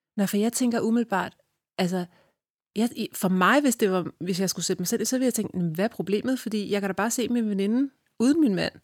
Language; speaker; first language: Danish; native; Danish